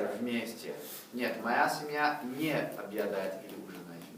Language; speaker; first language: Russian; non-native, fluent; English